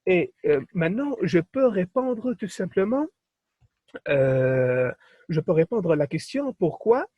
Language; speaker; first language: French; non-native, local second language; Arabic